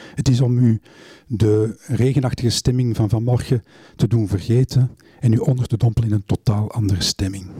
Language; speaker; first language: Dutch; native; Dutch